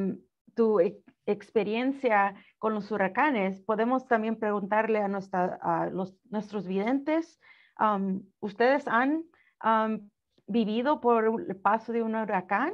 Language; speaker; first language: Spanish; early bilingual, heritage; Spanish